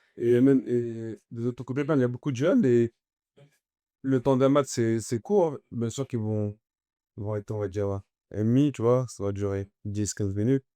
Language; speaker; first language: French; early bilingual, other home language; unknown